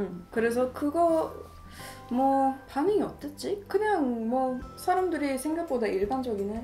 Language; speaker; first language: Korean; non-native, fluent; Swedish